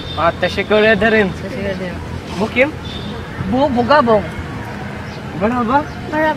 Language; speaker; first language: Turkish; non-native, learner; Filipino